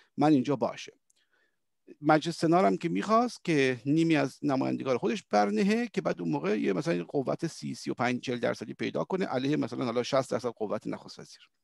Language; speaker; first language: Persian; early bilingual, heritage; Persian